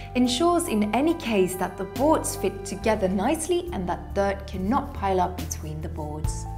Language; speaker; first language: English; non-native, fluent; Dutch